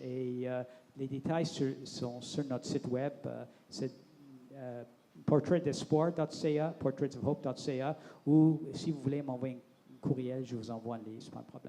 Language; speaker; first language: French; non-native, local second language; English